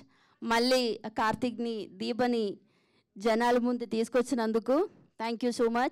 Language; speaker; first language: Telugu; non-native, learner; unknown